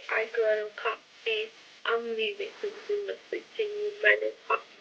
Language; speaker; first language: English; non-native, learner; Czech